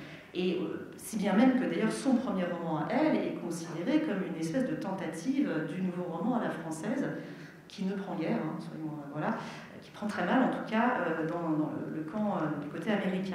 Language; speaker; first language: French; native; French